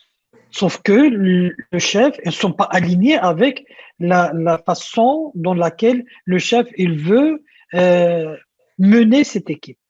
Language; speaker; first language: French; non-native, local second language; Arabic